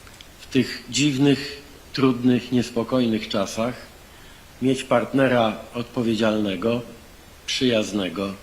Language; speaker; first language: Polish; native; Polish